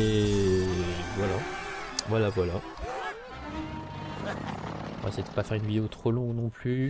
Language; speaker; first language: French; native; French